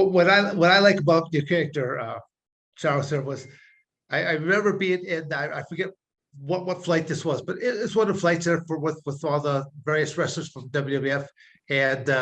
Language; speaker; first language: English; native; English